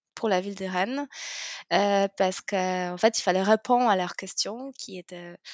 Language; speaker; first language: French; non-native, fluent; Polish